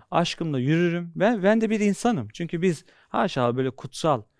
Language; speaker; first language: Turkish; native; Turkish